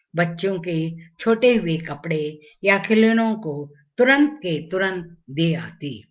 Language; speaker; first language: Hindi; non-native, local second language; Tamil